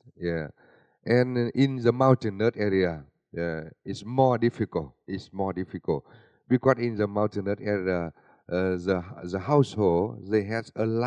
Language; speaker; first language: English; non-native, learner; Vietnamese